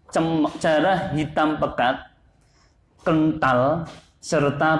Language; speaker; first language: Indonesian; non-native, local second language; Javanese